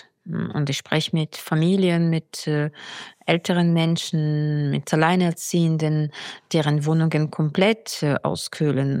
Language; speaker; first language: German; non-native, fluent; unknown